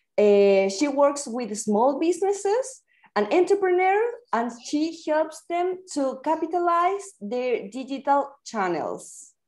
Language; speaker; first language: English; non-native, fluent; Spanish